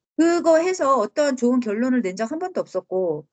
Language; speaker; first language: Korean; native; Korean